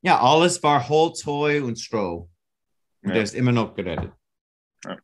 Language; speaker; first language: German; non-native, fluent; English